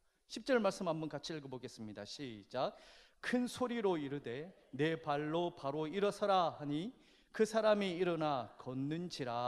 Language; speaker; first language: Korean; native; Korean